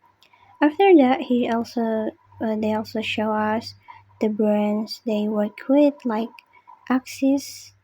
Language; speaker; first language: English; non-native, learner; Indonesian